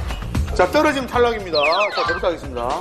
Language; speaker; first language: Korean; native; Korean